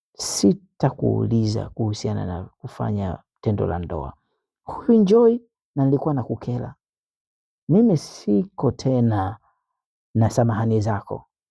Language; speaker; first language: Swahili; native; Swahili